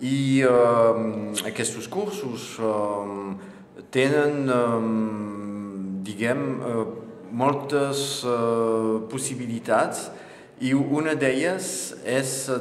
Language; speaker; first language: Catalan; non-native, local second language; French